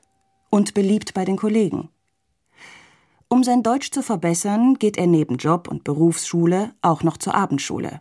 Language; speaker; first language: German; native; German